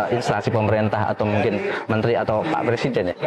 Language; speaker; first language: Indonesian; native; Indonesian